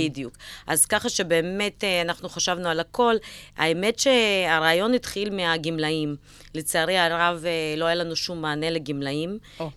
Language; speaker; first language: Hebrew; early bilingual, other home language; Russian